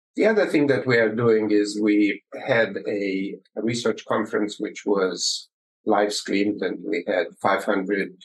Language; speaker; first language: English; early bilingual, other home language; Romanian